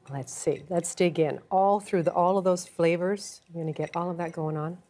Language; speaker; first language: English; native; English